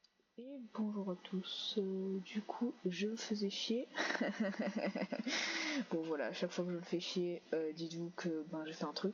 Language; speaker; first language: French; native; French